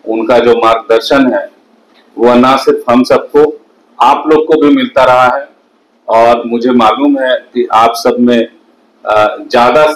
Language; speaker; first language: Hindi; native; Hindi